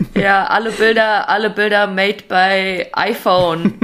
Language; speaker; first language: German; native; German